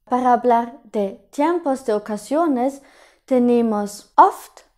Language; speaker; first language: Spanish; non-native, fluent; German